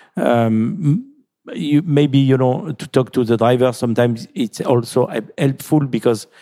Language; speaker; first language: English; non-native, fluent; French